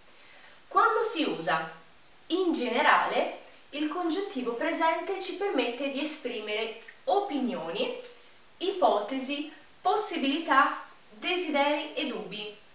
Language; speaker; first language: Italian; non-native, fluent; Portuguese